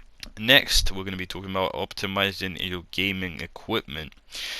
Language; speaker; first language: English; native; English